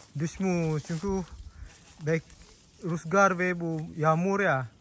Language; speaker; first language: Turkish; non-native, learner; Indonesian